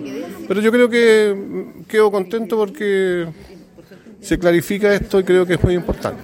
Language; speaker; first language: Spanish; native; Spanish